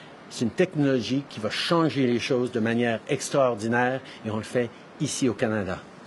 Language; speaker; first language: French; native; French